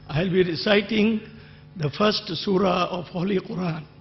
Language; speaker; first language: English; non-native, local second language; Telugu